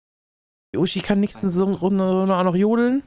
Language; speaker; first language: German; native; German